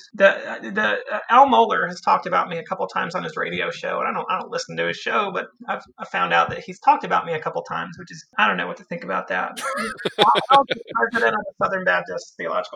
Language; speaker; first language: English; native; English